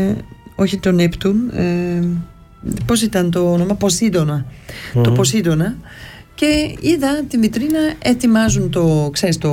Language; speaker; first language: Greek; early bilingual, heritage; Greek